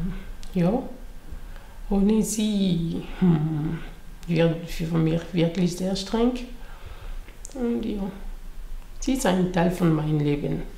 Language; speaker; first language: German; non-native, learner; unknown